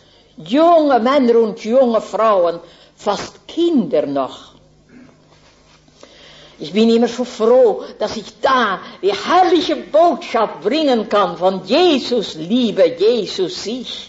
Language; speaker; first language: German; non-native, fluent; Dutch